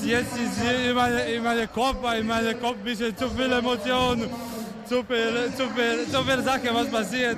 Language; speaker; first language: German; non-native, learner; Croatian